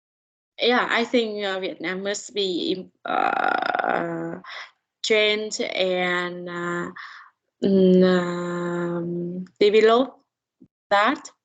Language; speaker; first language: English; non-native, learner; Vietnamese